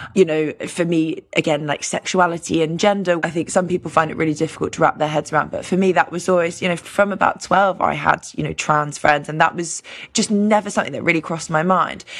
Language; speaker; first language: English; native; English